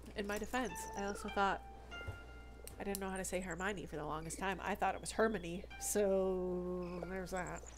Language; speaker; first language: English; native; English